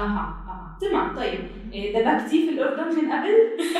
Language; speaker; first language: Arabic; native; Arabic